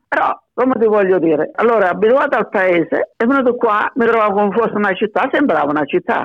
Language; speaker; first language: Italian; native; Italian